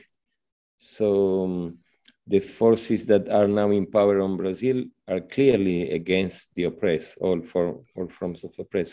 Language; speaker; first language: English; non-native, fluent; Spanish